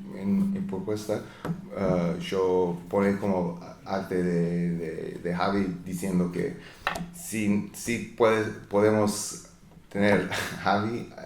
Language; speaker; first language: Spanish; non-native, learner; English